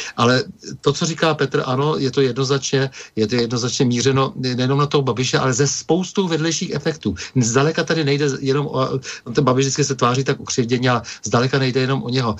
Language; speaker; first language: Czech; native; Czech